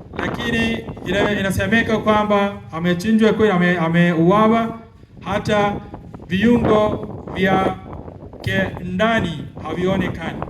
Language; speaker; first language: Swahili; non-native, fluent; Malayalam